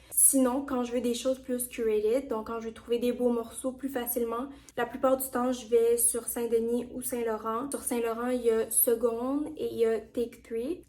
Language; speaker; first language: French; native; French